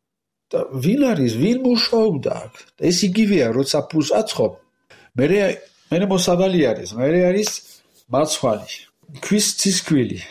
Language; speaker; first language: Georgian; non-native, learner; French